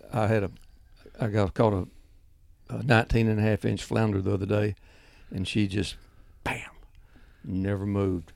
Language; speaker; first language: English; native; English